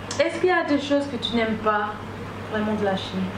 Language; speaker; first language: French; non-native, learner; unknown